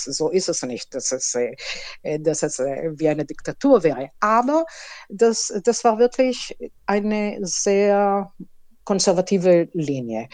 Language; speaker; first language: German; non-native, fluent; Hebrew